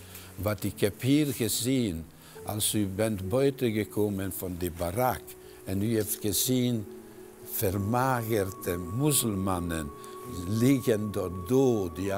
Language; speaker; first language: Dutch; non-native, fluent; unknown